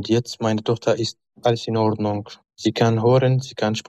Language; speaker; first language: German; non-native, learner; Kurdish